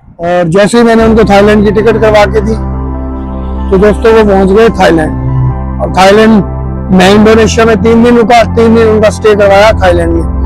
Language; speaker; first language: Hindi; native; Hindi